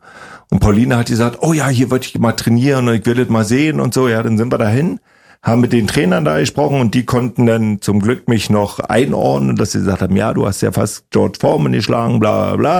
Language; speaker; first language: German; native; German